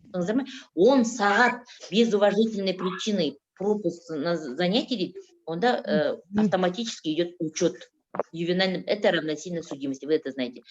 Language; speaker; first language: Russian; non-native, local second language; Kazakh